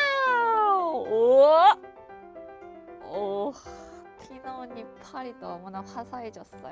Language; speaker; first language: Korean; native; Korean